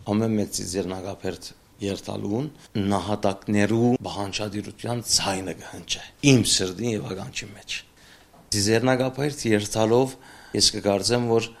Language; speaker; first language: Armenian; early bilingual, heritage; Armenian